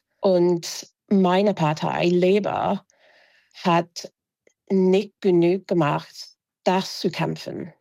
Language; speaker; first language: German; non-native, fluent; English